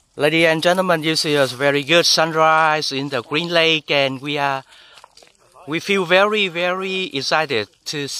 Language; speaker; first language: English; non-native, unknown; Vietnamese